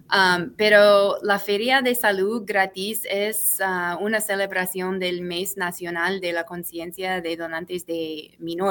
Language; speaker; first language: Spanish; non-native, fluent; English